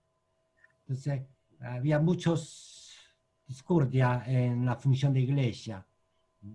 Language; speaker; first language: Spanish; non-native, learner; Korean